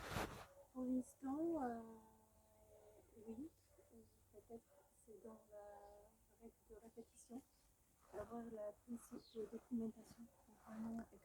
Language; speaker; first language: French; non-native, fluent; English